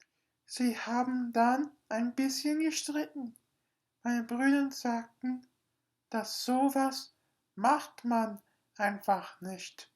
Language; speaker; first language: German; non-native, learner; English